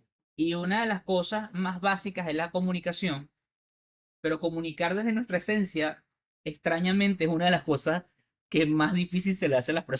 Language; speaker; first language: Spanish; native; Spanish